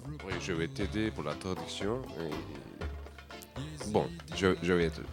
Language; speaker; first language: French; non-native, learner; Turkish